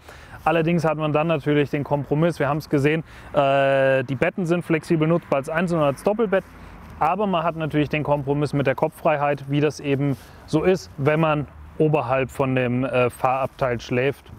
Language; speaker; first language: German; native; German